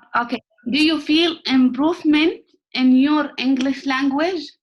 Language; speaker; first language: English; non-native, learner; Arabic